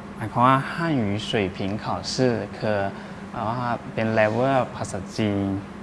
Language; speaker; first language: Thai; non-native, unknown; Chinese